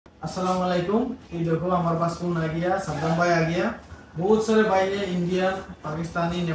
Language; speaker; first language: Hindi; non-native, fluent; Bangla